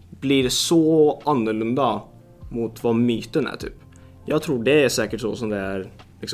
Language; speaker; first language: Swedish; native; Swedish